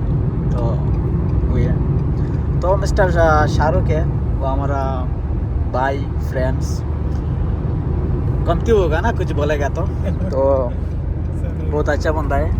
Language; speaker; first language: Hindi; non-native, learner; Bangla